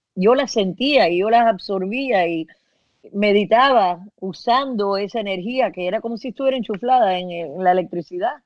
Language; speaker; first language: Spanish; early bilingual, heritage; Spanish